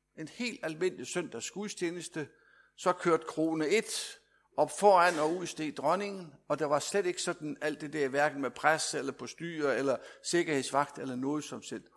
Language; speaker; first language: Danish; native; Danish